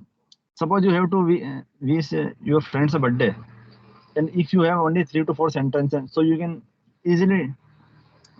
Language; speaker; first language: English; non-native, local second language; Hindi